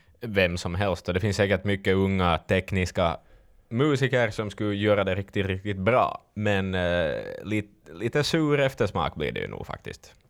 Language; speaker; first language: Swedish; native; Swedish